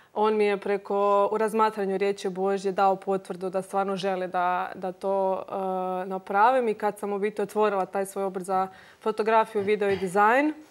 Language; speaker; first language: Croatian; native; Croatian